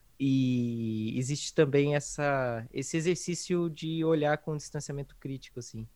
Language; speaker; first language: Portuguese; native; Portuguese